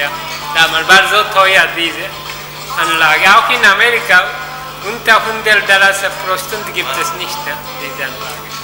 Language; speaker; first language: German; non-native, fluent; Korean